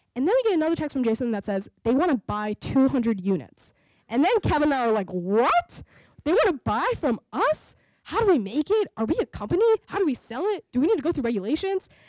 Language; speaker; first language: English; native; English